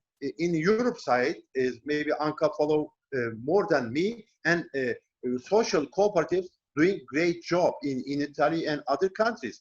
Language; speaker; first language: English; non-native, learner; Turkish